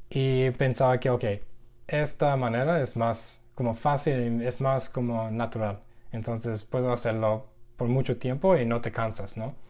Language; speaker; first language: Spanish; non-native, learner; English